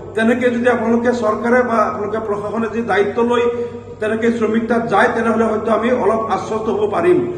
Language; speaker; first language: Assamese; non-native, local second language; Bangla